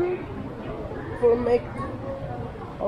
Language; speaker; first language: English; non-native, learner; Spanish